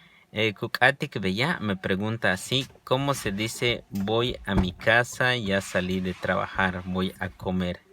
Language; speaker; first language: Spanish; non-native, local second language; Yucateco